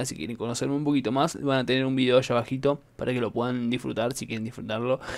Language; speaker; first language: Spanish; native; Spanish